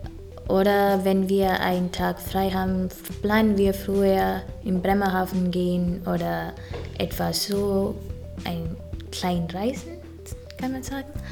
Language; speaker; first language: German; non-native, learner; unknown